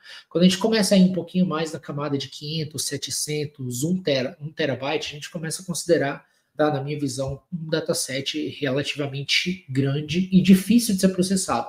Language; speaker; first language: Portuguese; native; Portuguese